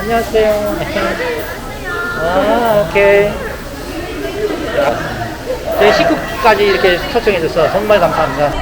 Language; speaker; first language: Korean; native; Korean